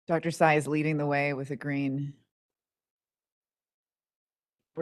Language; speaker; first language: English; native; English